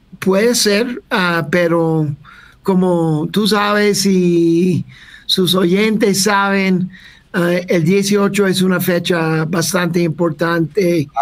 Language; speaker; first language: Spanish; non-native, fluent; English